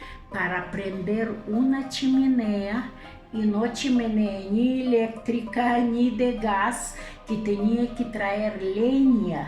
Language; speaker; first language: Spanish; non-native, fluent; Lithuanian